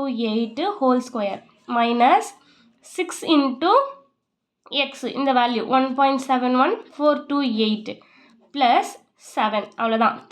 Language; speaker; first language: Tamil; native; Tamil